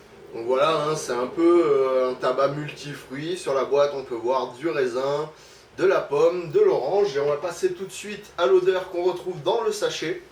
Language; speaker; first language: French; native; French